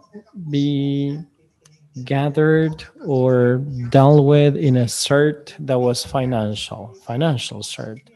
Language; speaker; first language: English; non-native, fluent; Spanish